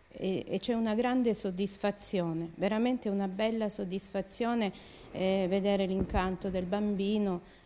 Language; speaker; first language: Italian; native; Italian